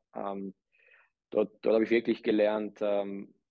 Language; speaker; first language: German; early bilingual, other home language; Czech